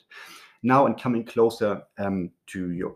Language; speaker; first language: English; non-native, fluent; German